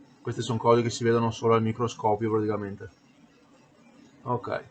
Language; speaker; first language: Italian; native; Italian